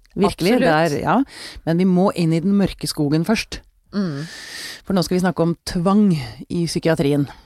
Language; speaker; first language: Norwegian; native; Norwegian